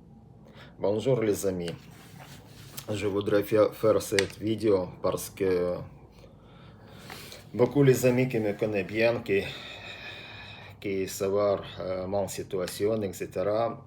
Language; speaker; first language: French; non-native, learner; Russian